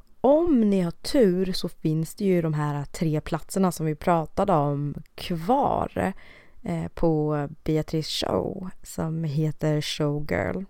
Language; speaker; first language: Swedish; native; Swedish